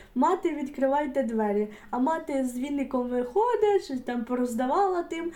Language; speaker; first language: Ukrainian; native; Ukrainian